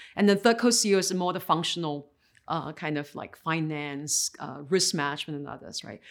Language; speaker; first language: English; native; English